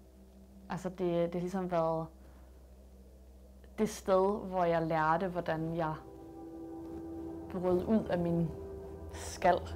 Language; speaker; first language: Danish; native; Danish